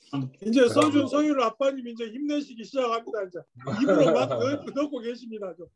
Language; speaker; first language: Korean; native; Korean